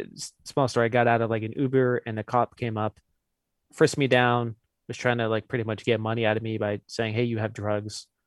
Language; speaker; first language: English; early bilingual, other home language; Hindi